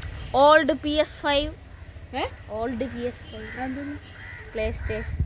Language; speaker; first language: English; non-native, learner; Malayalam